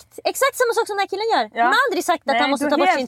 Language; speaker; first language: Swedish; native; Swedish